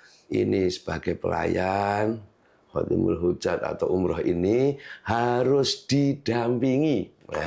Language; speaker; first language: Indonesian; non-native, local second language; Javanese